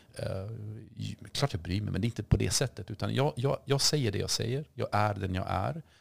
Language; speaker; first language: Swedish; early bilingual, other home language; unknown